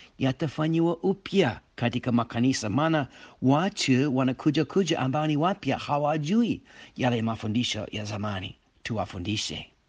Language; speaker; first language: Swahili; non-native, fluent; English